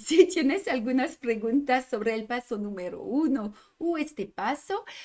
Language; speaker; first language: Spanish; non-native, learner; French